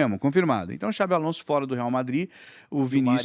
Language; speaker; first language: Portuguese; native; Portuguese